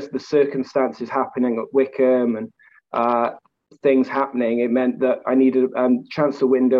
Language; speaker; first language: English; native; English